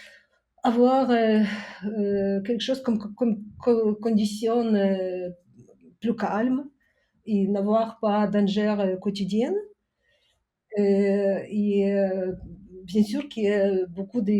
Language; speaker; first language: French; non-native, fluent; Ukrainian